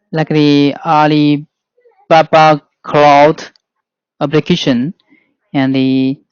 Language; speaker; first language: English; non-native, learner; Chinese